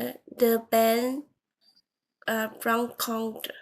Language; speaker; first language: French; non-native, learner; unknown